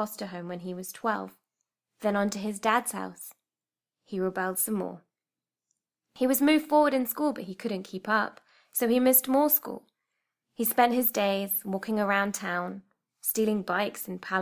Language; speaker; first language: English; native; English